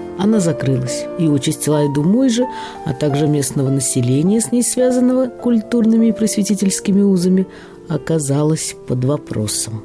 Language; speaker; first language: Russian; native; Russian